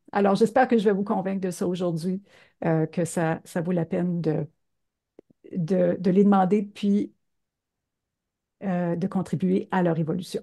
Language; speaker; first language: French; native; French